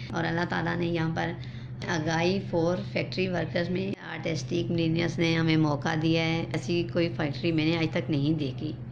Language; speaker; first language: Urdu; non-native, local second language; Northern Hindko